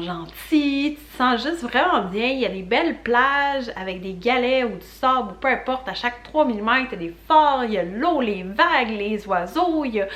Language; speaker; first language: French; native; French